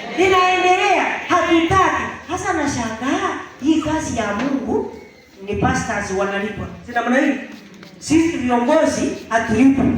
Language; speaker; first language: Swahili; non-native, local second language; Gusii